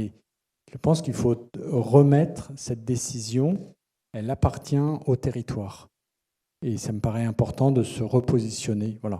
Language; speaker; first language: French; native; French